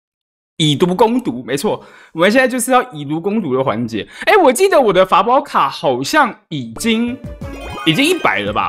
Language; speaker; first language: Chinese; native; Chinese